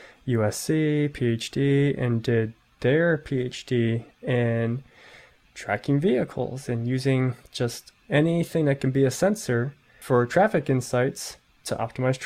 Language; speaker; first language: English; native; English